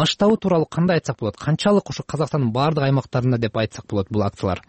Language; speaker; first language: Kyrgyz; native; Kyrgyz